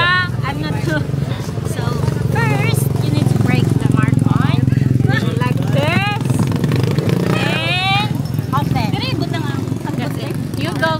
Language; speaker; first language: English; non-native, local second language; Cebuano